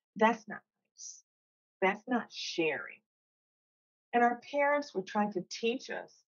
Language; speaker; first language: English; native; English